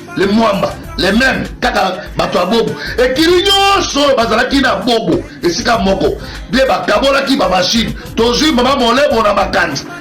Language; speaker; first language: Lingala; native; Lingala